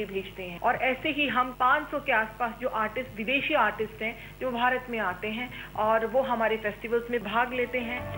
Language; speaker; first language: Hindi; native; Hindi